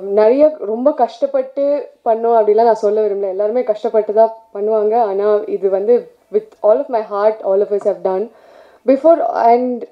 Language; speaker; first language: Tamil; non-native, local second language; Telugu